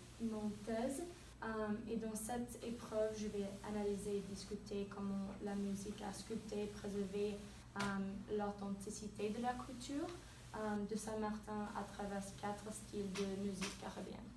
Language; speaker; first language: French; non-native, learner; English